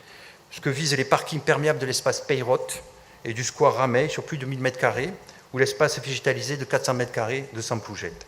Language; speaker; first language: French; native; French